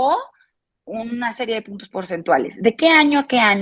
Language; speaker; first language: Spanish; native; Spanish